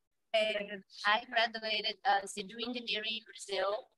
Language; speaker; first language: English; non-native, fluent; Portuguese